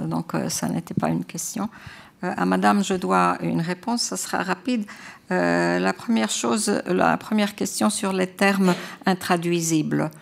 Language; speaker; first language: French; non-native, fluent; Croatian